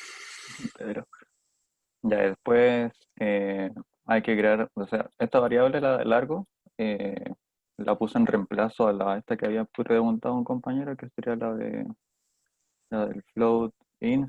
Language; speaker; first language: Spanish; native; Spanish